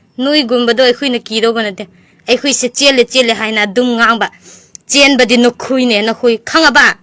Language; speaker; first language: Manipuri; non-native, local second language; Thado Chin